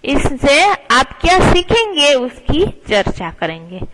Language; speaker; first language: Hindi; non-native, local second language; Gujarati